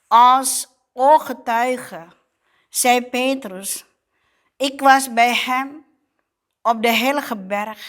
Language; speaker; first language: Dutch; non-native, fluent; Indonesian